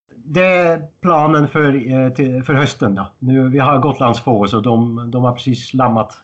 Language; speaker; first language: Swedish; non-native, fluent; Dutch